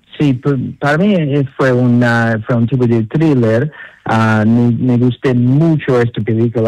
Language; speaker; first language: Spanish; non-native, fluent; English